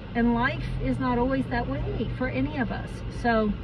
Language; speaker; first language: English; native; English